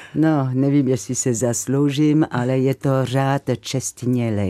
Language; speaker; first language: Czech; non-native, fluent; French